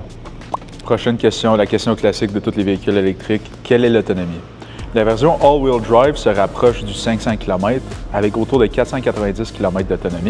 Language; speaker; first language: French; native; French